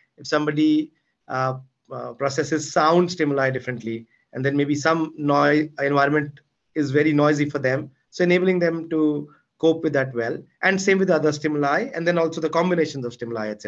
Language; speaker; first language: English; non-native, local second language; Hindi